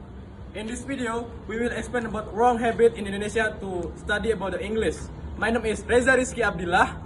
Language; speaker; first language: English; non-native, learner; Indonesian